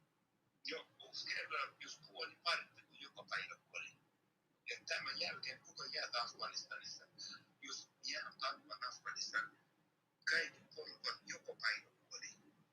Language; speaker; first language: Finnish; non-native, learner; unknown